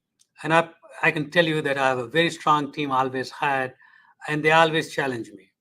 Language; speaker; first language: English; non-native, fluent; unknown